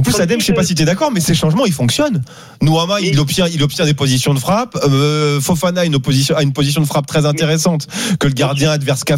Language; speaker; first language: French; native; French